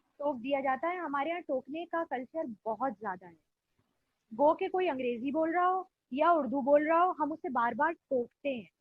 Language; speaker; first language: Urdu; native; Urdu